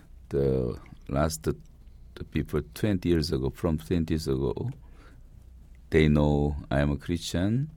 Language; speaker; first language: English; non-native, learner; Korean